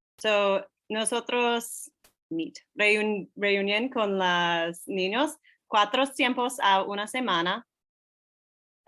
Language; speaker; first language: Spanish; non-native, learner; English